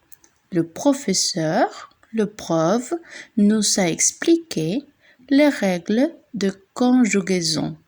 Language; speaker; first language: French; non-native, fluent; Spanish